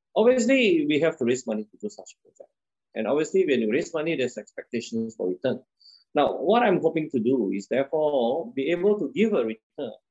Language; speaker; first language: English; non-native, local second language; Min Nan Chinese